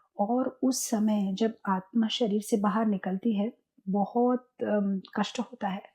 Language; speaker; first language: Hindi; non-native, local second language; Gujarati